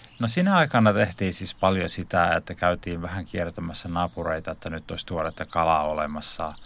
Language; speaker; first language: Finnish; native; Finnish